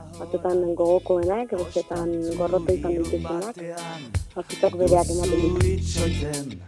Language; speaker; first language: Basque; native; Basque